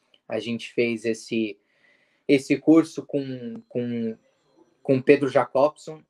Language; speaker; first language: Portuguese; early bilingual, heritage; Portuguese